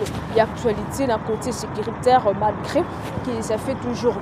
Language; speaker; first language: French; non-native, local second language; Lingala